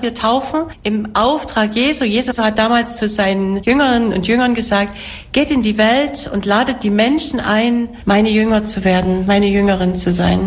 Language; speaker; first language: German; native; German